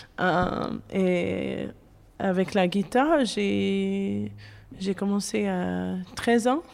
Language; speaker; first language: French; non-native, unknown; English